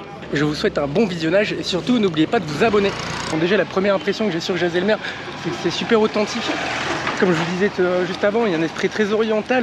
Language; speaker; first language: French; native; French